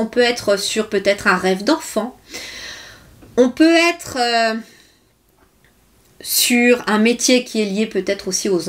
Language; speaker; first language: French; native; French